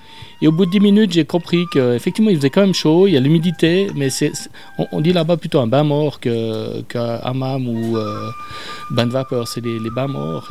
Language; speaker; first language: French; native; French